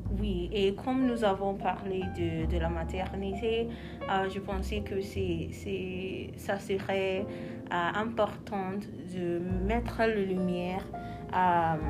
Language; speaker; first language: French; non-native, learner; English